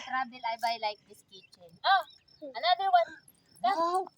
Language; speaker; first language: English; non-native, local second language; Filipino